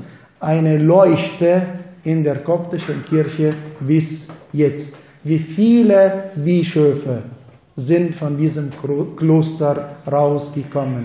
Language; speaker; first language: German; non-native, fluent; Arabic